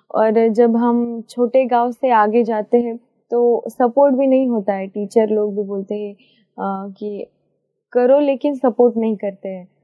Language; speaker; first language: Hindi; non-native, local second language; Marathi